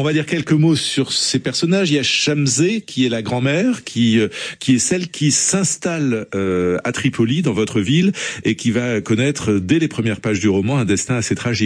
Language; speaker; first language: French; native; French